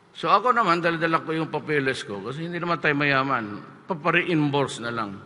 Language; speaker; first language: Filipino; non-native, local second language; Cebuano